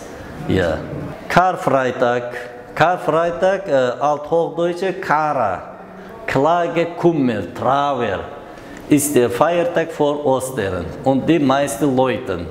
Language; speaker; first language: German; non-native, learner; Uzbek